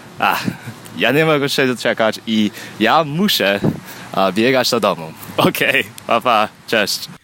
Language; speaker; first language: Polish; early bilingual, heritage; Polish